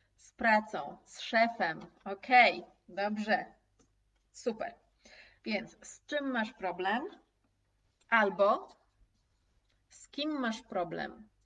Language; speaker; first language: Polish; native; Polish